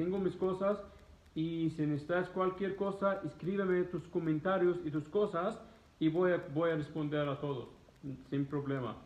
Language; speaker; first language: Spanish; non-native, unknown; Arabic